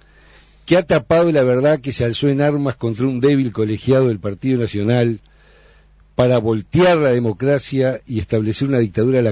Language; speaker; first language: Spanish; native; Spanish